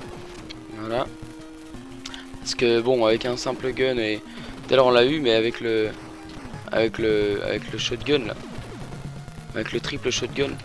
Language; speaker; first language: French; native; French